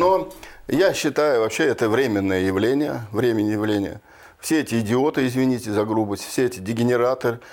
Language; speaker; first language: Russian; native; Russian